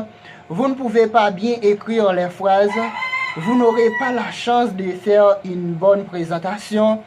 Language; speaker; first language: French; non-native, local second language; Haitian Creole